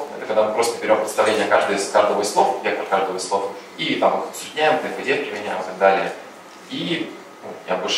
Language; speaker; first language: Russian; native; Russian